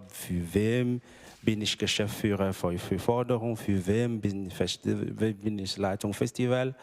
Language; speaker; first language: German; non-native, fluent; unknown